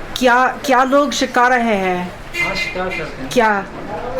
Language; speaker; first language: Hindi; non-native, learner; English